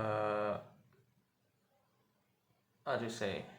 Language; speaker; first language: English; non-native, learner; Indonesian